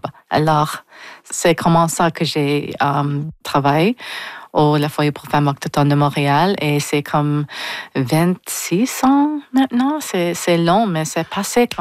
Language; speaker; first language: French; non-native, local second language; English